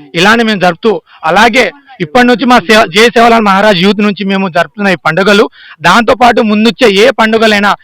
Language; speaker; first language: Telugu; non-native, local second language; Lambadi